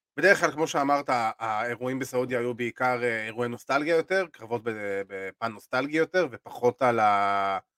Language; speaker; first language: Hebrew; native; Hebrew